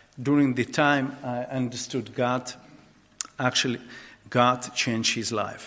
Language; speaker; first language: English; non-native, learner; Ukrainian